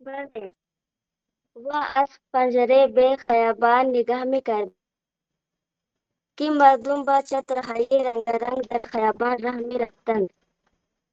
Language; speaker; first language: Persian; non-native, learner; Urdu